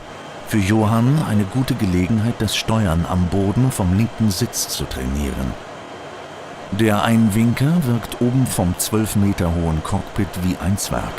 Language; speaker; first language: German; native; German